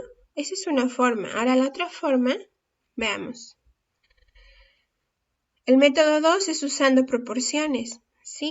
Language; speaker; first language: Spanish; native; Spanish